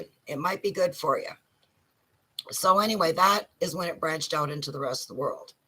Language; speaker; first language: English; native; English